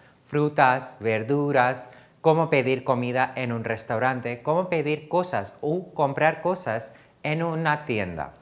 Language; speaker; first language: Spanish; non-native, fluent; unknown